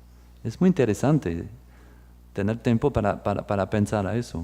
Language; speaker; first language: Spanish; non-native, fluent; French